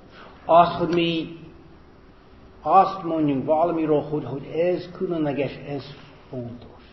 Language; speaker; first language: Hungarian; non-native, fluent; English